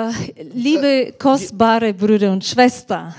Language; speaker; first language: German; non-native, fluent; Bulgarian